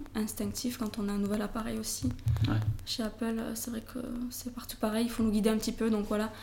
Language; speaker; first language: French; native; French